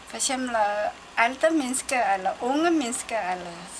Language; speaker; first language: Danish; non-native, learner; Chinese